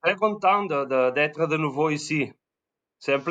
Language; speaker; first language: French; non-native, learner; Spanish